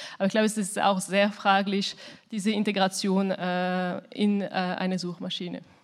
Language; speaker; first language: German; non-native, fluent; French